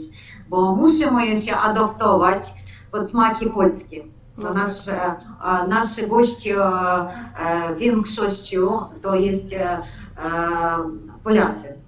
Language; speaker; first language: Polish; non-native, learner; Ukrainian